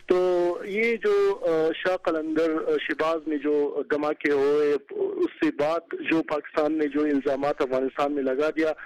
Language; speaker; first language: Hindi; non-native, learner; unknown